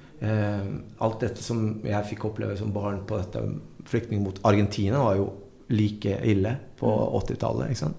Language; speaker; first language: Norwegian; early bilingual, other home language; Spanish